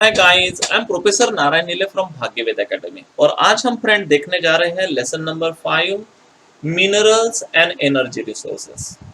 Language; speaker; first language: Hindi; non-native, local second language; Marathi